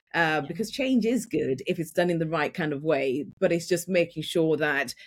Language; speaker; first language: English; native; English